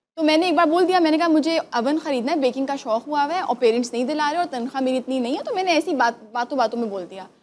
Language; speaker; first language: Urdu; native; Urdu